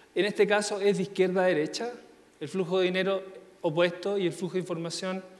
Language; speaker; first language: Spanish; native; Spanish